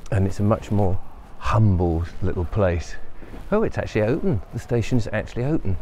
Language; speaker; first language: English; native; English